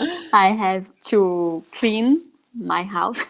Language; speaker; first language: English; non-native, learner; Portuguese